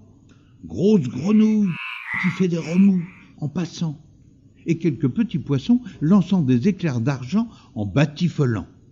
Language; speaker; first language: French; native; French